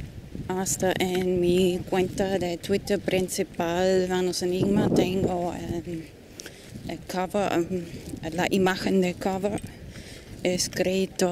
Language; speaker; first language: Spanish; non-native, fluent; German